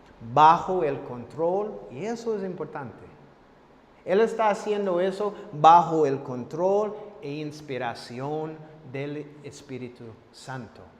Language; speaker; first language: Spanish; non-native, fluent; English